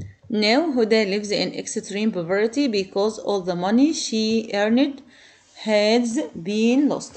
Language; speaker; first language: English; non-native, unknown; Arabic